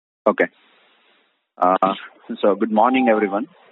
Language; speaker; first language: English; non-native, local second language; Gujarati